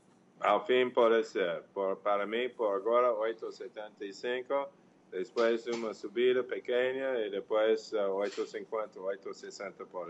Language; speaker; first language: Portuguese; non-native, learner; English